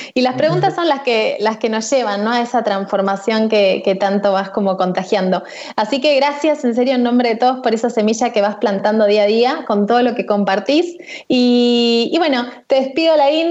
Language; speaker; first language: Spanish; native; Spanish